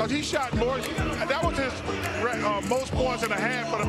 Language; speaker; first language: English; native; English